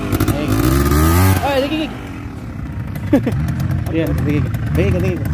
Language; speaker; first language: Arabic; non-native, learner; Filipino